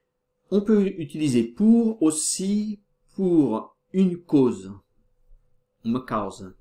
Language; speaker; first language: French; non-native, fluent; Portuguese